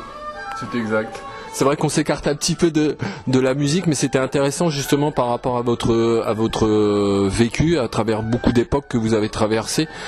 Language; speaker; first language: French; native; French